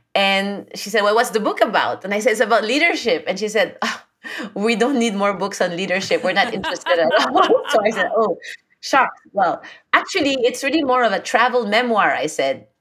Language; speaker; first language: English; non-native, local second language; French